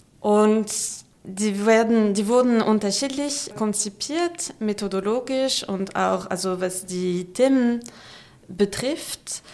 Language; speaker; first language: German; non-native, fluent; French